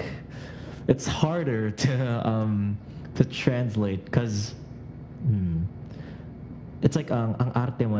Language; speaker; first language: English; non-native, local second language; Filipino